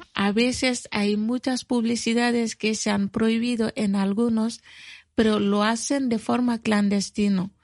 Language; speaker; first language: Spanish; non-native, fluent; Bambara